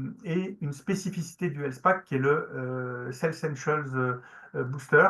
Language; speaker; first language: French; native; French